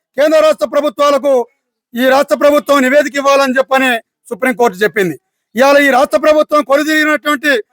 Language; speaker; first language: Telugu; non-native, local second language; Lambadi